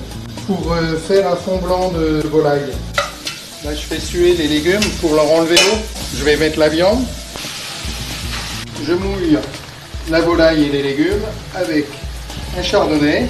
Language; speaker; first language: French; native; French